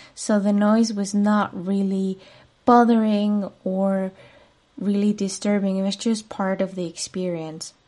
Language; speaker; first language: English; non-native, fluent; Spanish